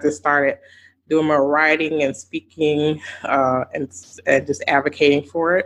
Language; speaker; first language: English; native; English